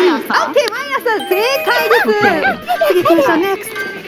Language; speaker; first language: Japanese; native; Japanese